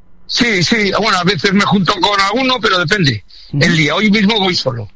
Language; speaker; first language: Spanish; native; Spanish